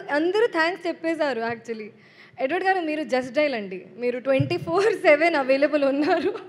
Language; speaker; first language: Telugu; non-native, learner; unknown